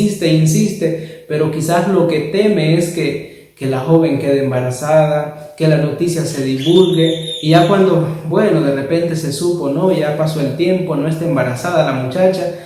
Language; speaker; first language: Spanish; native; Spanish